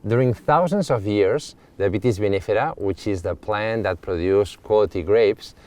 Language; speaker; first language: English; non-native, fluent; Catalan